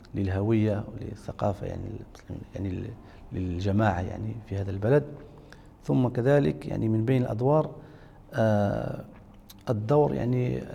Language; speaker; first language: Arabic; native; Arabic